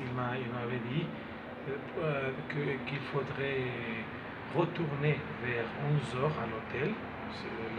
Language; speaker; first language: French; non-native, fluent; Spanish